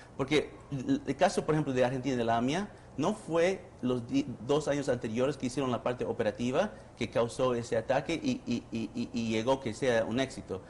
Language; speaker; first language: Spanish; early bilingual, heritage; Spanish